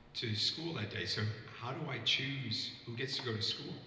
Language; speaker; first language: English; native; English